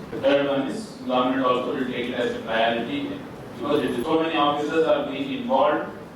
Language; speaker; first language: English; non-native, local second language; Telugu